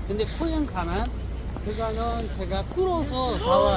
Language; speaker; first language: Korean; non-native, learner; Nepali